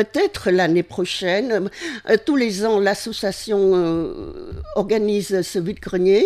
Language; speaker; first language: French; non-native, fluent; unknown